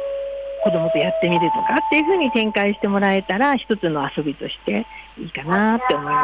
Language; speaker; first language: Japanese; native; Japanese